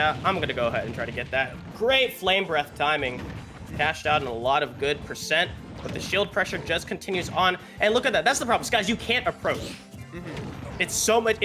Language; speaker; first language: English; native; English